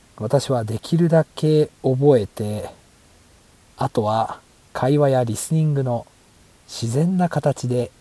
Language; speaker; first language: Japanese; native; Japanese